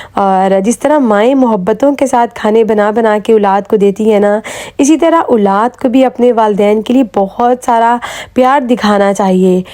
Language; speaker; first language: Urdu; native; Urdu